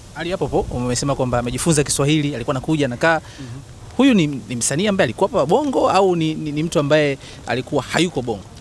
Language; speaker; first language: Swahili; native; Swahili